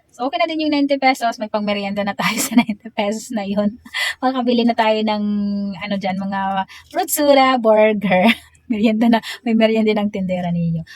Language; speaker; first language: Filipino; native; Filipino